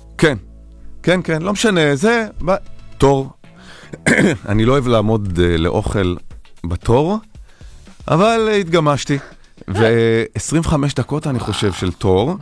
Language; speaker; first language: Hebrew; native; Hebrew